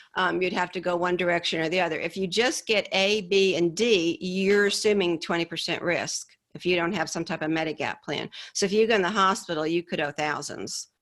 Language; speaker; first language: English; native; English